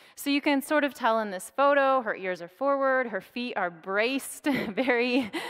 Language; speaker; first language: English; native; English